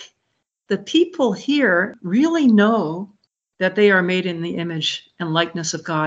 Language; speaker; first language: English; native; English